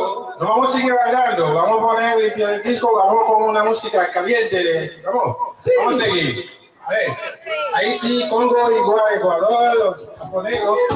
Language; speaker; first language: Spanish; non-native, fluent; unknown